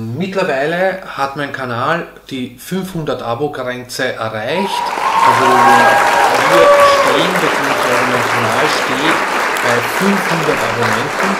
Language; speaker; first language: German; early bilingual, other home language; Hungarian